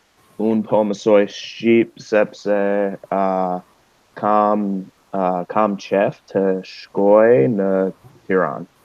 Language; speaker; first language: Albanian; non-native, learner; English